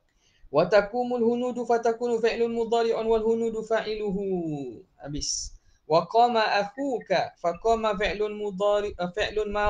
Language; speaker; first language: Arabic; non-native, fluent; Malay